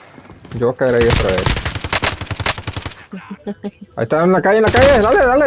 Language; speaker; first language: Spanish; early bilingual, heritage; Spanish